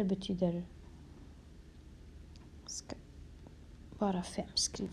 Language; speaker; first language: Swedish; non-native, fluent; Kurdish